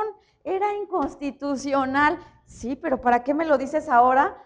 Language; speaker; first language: Spanish; native; Spanish